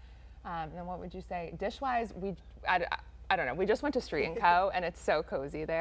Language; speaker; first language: English; native; English